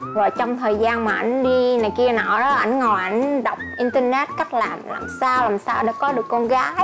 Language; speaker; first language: Vietnamese; native; Vietnamese